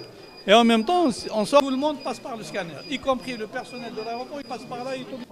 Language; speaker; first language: French; non-native, local second language; Arabic